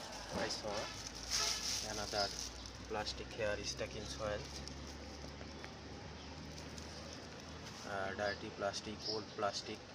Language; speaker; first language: English; non-native, learner; Bangla